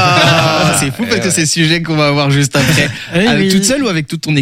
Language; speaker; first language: French; native; French